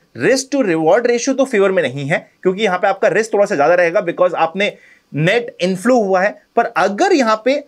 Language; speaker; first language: Hindi; native; Hindi